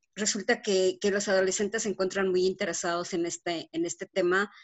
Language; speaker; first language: Spanish; native; Spanish